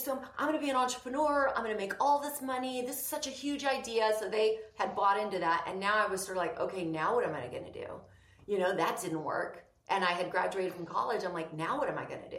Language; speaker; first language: English; early bilingual, other home language; Greek